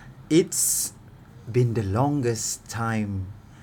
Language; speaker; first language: English; non-native, local second language; Malay